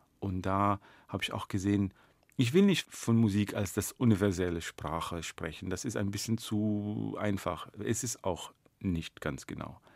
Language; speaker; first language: German; non-native, fluent; Arabic